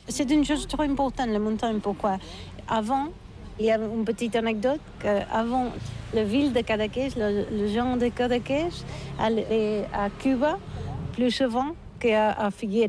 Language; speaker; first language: French; non-native, learner; Catalan